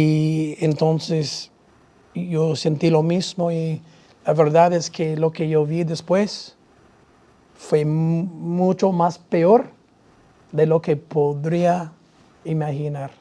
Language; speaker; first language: Spanish; non-native, fluent; English